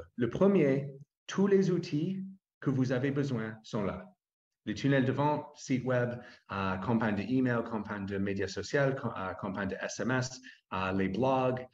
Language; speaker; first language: French; non-native, fluent; English